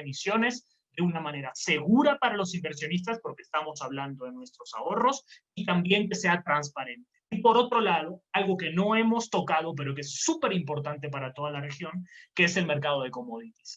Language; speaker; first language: Spanish; native; Spanish